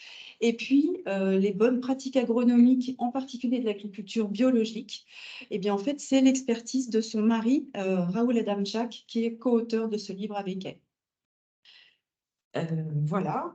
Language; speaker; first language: French; native; French